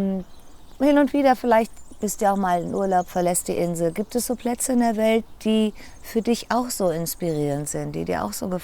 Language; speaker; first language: German; native; German